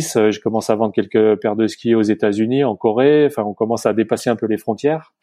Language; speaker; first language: French; native; French